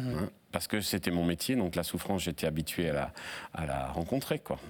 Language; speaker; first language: French; native; French